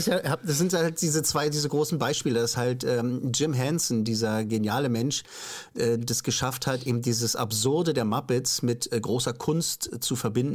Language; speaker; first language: German; native; German